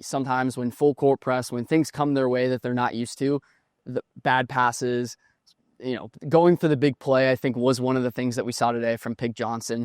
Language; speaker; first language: English; native; English